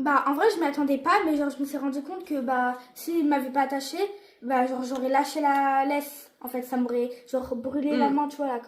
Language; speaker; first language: French; native; French